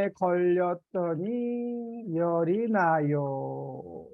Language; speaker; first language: Korean; native; Korean